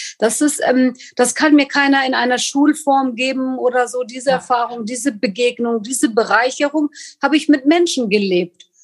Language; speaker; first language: German; non-native, fluent; Kurdish